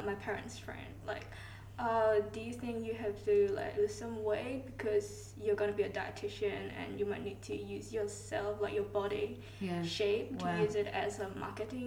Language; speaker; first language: English; non-native, local second language; Cantonese